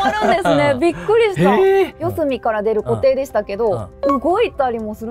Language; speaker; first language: Japanese; native; Japanese